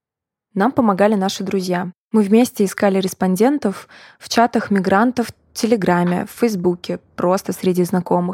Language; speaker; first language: Russian; native; Russian